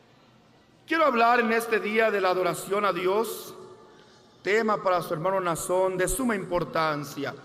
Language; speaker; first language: Spanish; native; Spanish